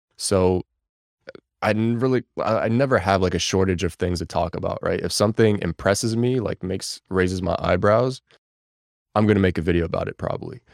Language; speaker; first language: English; early bilingual, other home language; Bulgarian